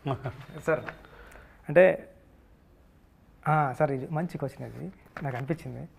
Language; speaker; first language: Telugu; native; Telugu